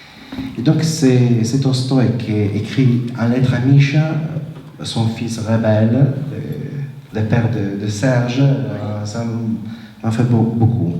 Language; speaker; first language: French; non-native, fluent; Italian